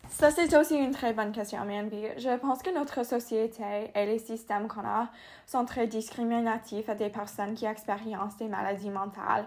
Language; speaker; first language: French; non-native, local second language; English